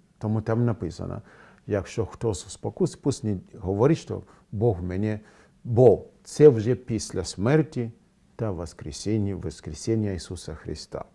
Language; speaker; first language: Ukrainian; non-native, fluent; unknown